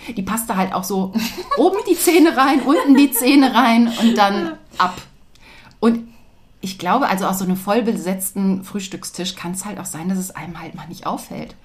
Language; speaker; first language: German; native; German